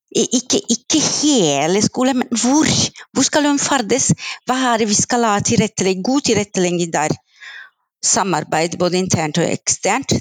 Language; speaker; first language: Norwegian; non-native, fluent; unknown